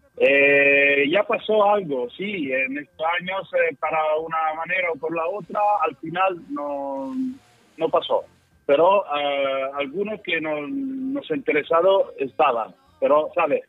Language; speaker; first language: Spanish; non-native, learner; Italian